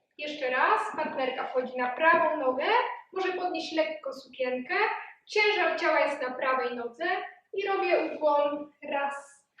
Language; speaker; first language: Polish; native; Polish